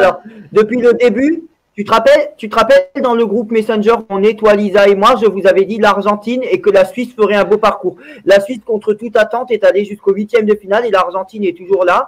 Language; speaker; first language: French; native; French